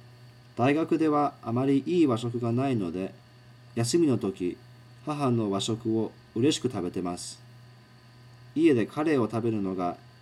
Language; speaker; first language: Japanese; early bilingual, heritage; Japanese